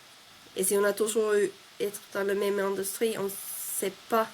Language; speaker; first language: French; non-native, fluent; Finnish